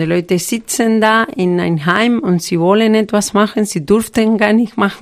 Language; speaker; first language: German; non-native, fluent; Spanish